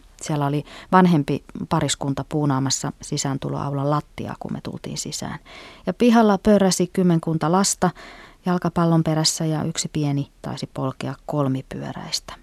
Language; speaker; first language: Finnish; native; Finnish